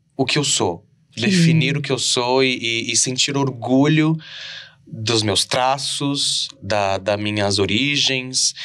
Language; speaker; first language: Portuguese; native; Portuguese